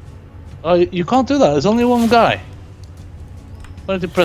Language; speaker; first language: English; non-native, fluent; Norwegian